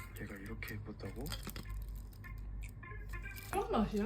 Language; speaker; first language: Korean; native; Korean